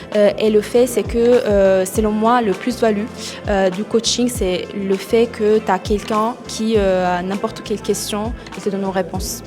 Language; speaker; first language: French; non-native, fluent; Italian